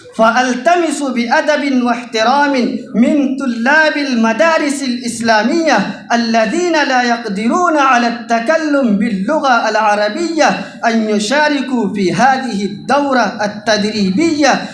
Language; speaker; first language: Arabic; non-native, fluent; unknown